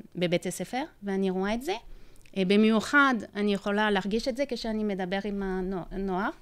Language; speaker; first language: Hebrew; non-native, fluent; French